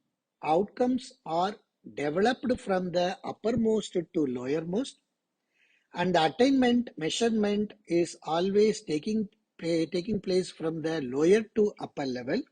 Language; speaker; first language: English; non-native, local second language; Tamil